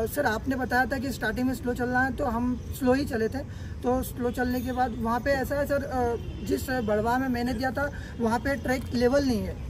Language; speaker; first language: Hindi; non-native, local second language; Marathi